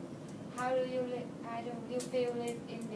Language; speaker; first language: English; non-native, learner; Vietnamese